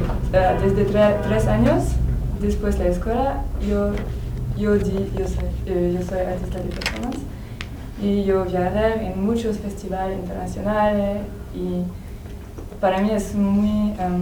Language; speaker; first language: Spanish; non-native, learner; French